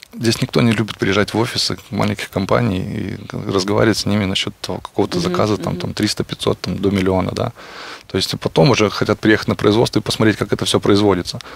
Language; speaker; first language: Russian; native; Russian